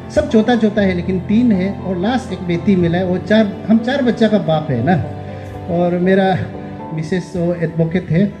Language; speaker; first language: Hindi; non-native, local second language; Nyishi